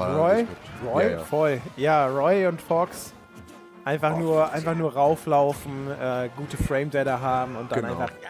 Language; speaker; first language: German; native; German